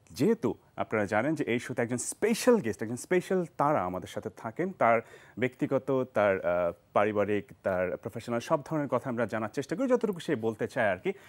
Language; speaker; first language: Bangla; native; Bangla